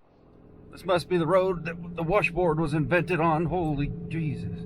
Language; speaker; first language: English; native; English